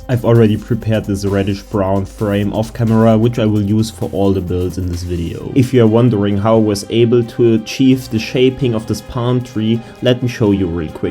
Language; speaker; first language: English; non-native, fluent; German